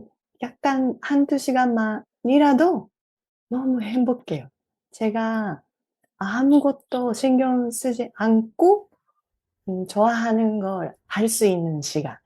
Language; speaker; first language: Korean; non-native, fluent; Japanese